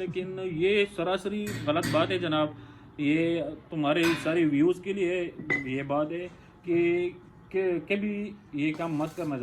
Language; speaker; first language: Hindi; non-native, local second language; Pashto